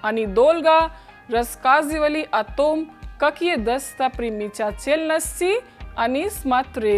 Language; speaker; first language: Russian; non-native, fluent; English